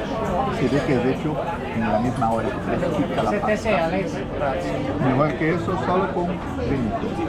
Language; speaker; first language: Spanish; non-native, fluent; Portuguese